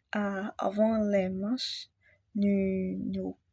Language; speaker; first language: French; non-native, learner; English